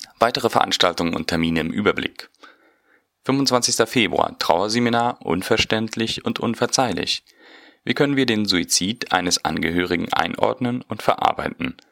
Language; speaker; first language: German; early bilingual, heritage; German